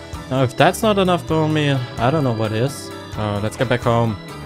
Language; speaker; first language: English; non-native, fluent; German